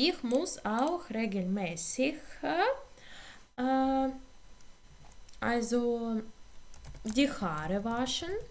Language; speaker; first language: German; non-native, fluent; Ukrainian